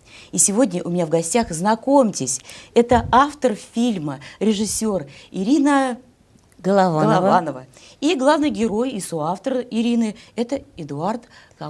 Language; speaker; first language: Russian; native; Russian